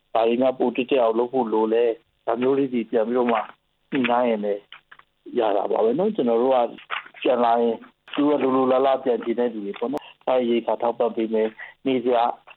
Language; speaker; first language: Burmese; native; Burmese